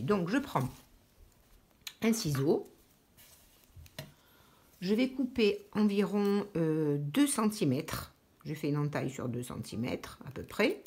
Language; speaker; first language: French; native; French